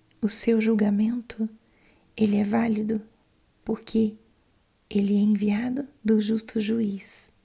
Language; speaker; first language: Portuguese; native; Portuguese